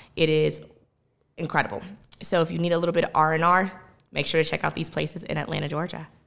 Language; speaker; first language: English; native; English